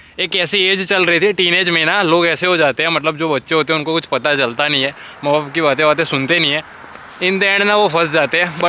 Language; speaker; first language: Hindi; non-native, local second language; Gujarati